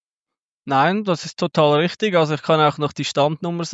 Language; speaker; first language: German; native; German